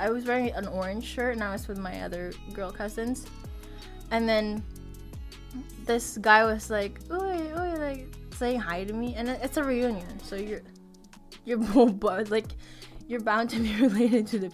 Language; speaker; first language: English; non-native, local second language; Filipino